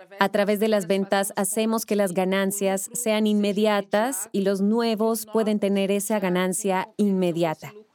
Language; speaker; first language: Spanish; non-native, fluent; Portuguese